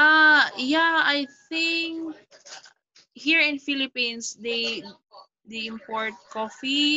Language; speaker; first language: English; non-native, local second language; Filipino